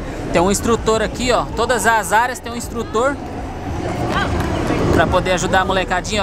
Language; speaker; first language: Portuguese; native; Portuguese